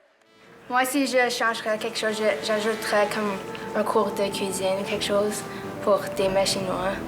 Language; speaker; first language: French; non-native, local second language; English